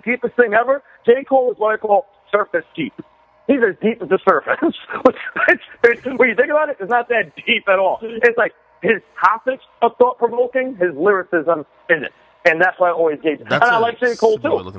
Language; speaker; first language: English; native; English